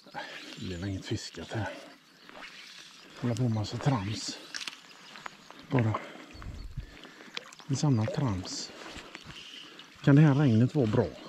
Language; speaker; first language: Swedish; native; Swedish